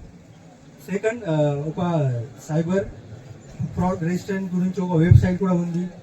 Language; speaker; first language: Telugu; non-native, learner; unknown